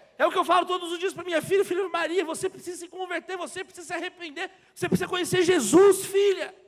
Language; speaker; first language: Portuguese; native; Portuguese